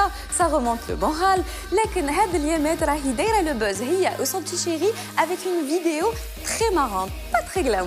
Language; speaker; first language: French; non-native, local second language; Arabic